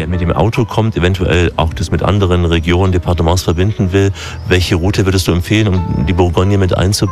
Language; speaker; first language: German; native; German